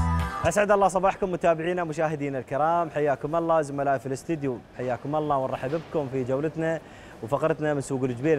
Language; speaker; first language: Arabic; native; Arabic